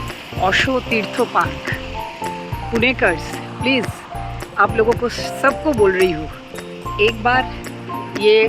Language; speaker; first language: Hindi; non-native, local second language; Bangla